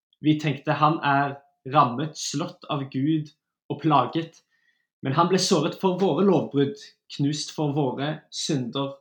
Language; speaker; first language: Norwegian; native; Norwegian